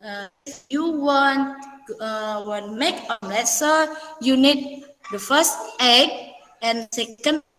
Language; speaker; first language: English; non-native, fluent; Indonesian